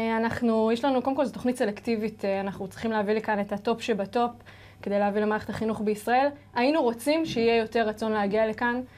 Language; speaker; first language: Hebrew; native; Hebrew